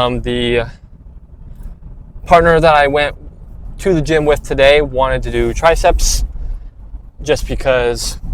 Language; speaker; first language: English; native; English